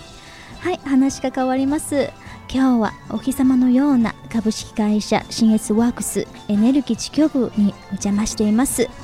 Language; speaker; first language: Japanese; non-native, fluent; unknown